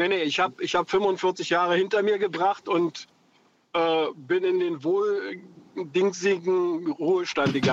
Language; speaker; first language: German; non-native, fluent; Greek